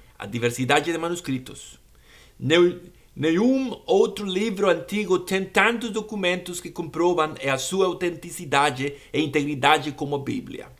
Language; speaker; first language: Portuguese; non-native, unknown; Spanish